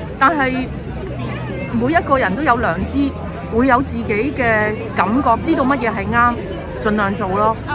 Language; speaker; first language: Chinese; non-native, local second language; Cantonese